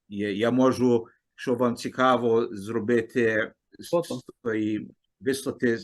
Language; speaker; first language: Ukrainian; early bilingual, heritage; Ukrainian